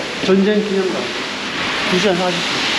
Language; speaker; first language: Korean; native; Korean